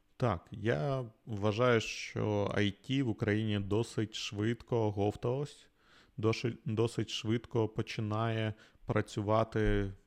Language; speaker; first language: Ukrainian; non-native, local second language; Russian